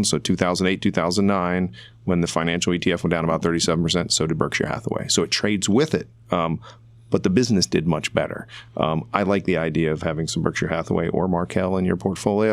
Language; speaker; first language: English; native; English